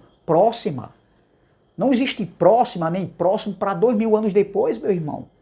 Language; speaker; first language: Portuguese; native; Portuguese